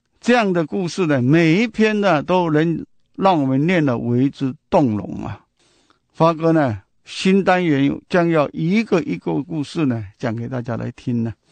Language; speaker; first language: Chinese; non-native, local second language; Min Nan Chinese